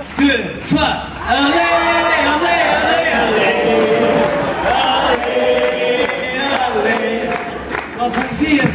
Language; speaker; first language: French; non-native, learner; English